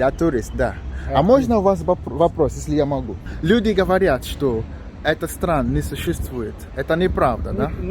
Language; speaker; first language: Russian; non-native, learner; English